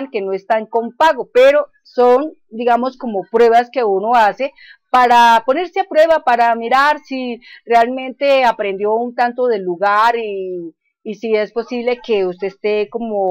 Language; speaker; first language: Spanish; native; Spanish